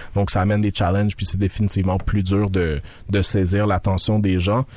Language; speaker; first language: French; native; French